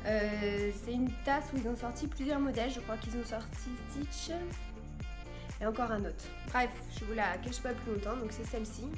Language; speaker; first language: French; native; French